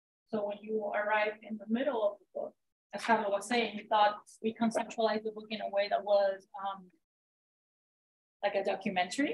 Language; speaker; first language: English; non-native, fluent; Spanish